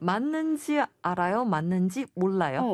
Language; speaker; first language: Korean; non-native, fluent; Chinese